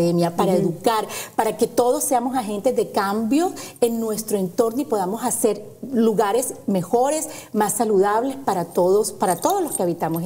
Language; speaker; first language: Spanish; native; Spanish